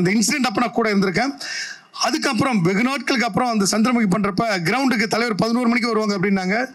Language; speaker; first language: Tamil; native; Tamil